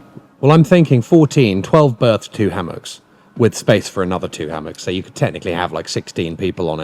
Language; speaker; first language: English; native; English